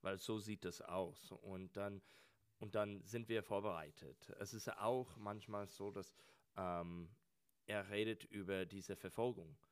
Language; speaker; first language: German; non-native, learner; English